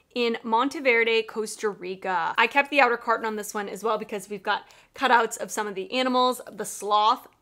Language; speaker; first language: English; native; English